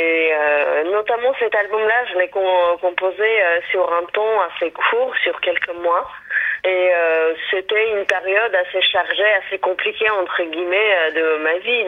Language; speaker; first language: French; non-native, fluent; Armenian